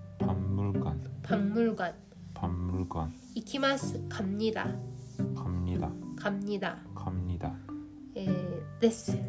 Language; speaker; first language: Korean; non-native, learner; Japanese